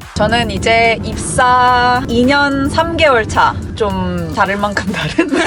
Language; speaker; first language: Korean; native; Korean